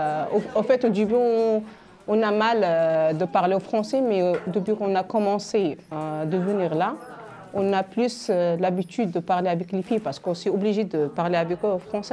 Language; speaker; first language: French; non-native, learner; Arabic